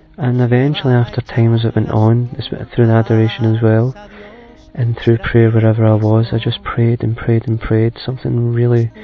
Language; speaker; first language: English; native; English